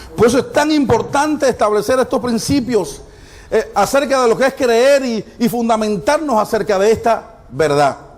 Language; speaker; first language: Spanish; non-native, fluent; Haitian Creole